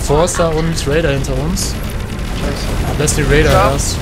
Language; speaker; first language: German; native; German